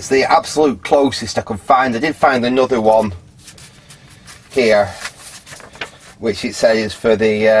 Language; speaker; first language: English; native; English